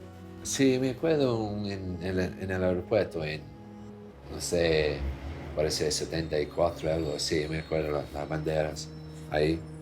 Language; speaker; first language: Spanish; non-native, fluent; English